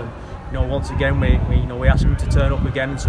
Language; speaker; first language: English; native; English